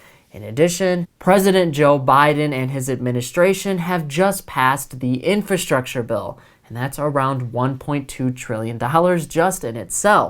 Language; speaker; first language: English; native; English